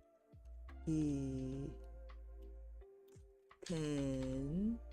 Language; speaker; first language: Japanese; non-native, learner; English